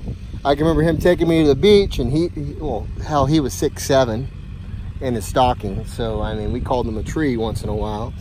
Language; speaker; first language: English; native; English